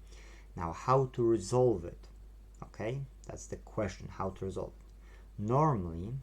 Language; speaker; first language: English; non-native, fluent; Polish